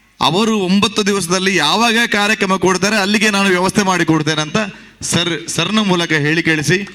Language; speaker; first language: Kannada; non-native, local second language; Tulu